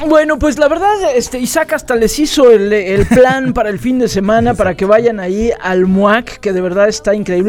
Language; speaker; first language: Spanish; native; Spanish